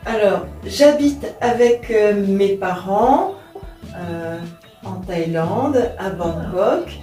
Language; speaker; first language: French; non-native, learner; Thai